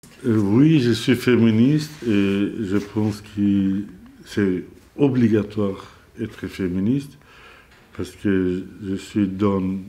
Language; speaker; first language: French; non-native, learner; Azerbaijani